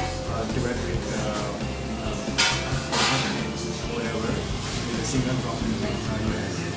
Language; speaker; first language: English; non-native, learner; Indonesian